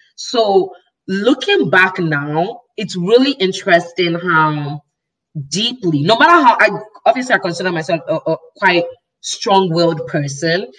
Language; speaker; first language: English; non-native, local second language; Yoruba